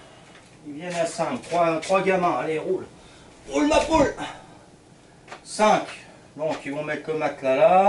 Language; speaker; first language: French; native; French